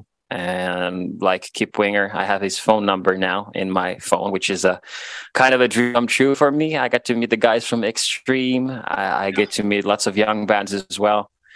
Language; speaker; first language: English; non-native, fluent; Swedish